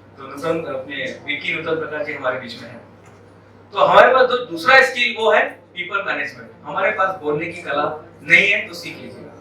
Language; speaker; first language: Hindi; non-native, local second language; Marathi